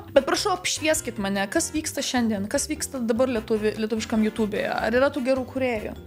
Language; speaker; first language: Lithuanian; non-native, local second language; Polish